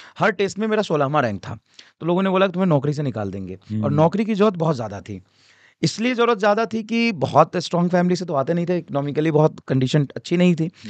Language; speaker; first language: Hindi; native; Hindi